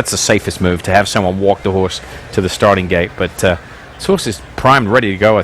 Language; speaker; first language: English; native; English